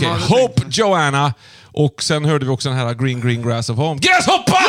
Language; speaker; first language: Swedish; native; Swedish